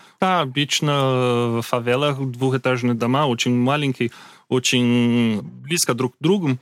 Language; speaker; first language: Russian; non-native, learner; Portuguese